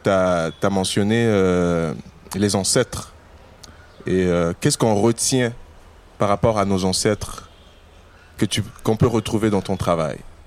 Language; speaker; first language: French; non-native, local second language; Lingala